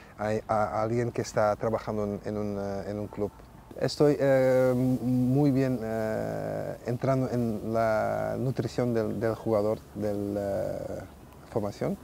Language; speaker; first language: Spanish; non-native, fluent; Dutch